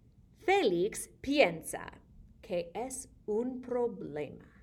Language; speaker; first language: Spanish; non-native, fluent; English